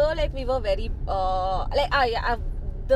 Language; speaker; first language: English; non-native, local second language; Kannada